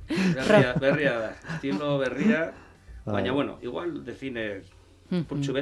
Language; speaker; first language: Basque; non-native, learner; Spanish